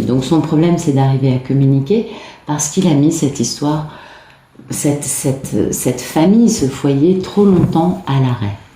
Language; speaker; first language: French; native; French